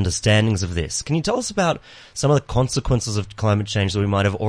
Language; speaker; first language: English; native; English